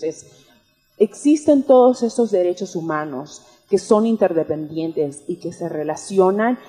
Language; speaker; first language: Spanish; early bilingual, heritage; Spanish